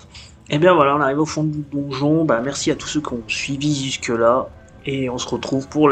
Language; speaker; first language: French; native; French